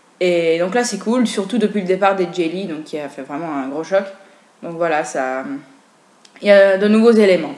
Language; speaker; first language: French; native; French